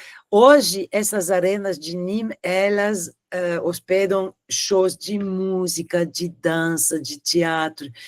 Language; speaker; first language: Portuguese; non-native, fluent; French